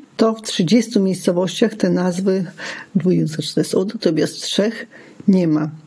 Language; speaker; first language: Polish; non-native, local second language; Lithuanian